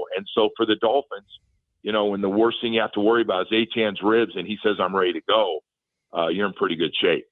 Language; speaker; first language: English; native; English